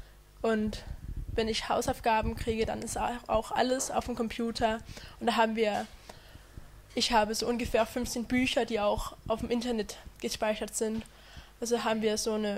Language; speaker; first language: German; non-native, fluent; Danish